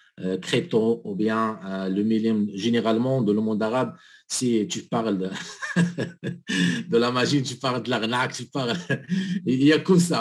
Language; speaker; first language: French; non-native, learner; Arabic